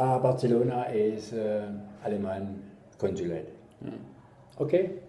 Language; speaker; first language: English; non-native, learner; German